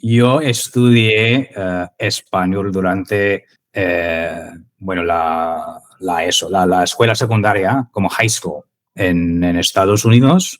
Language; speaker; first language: Spanish; non-native, fluent; English